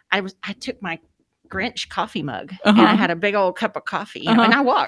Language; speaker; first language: English; native; English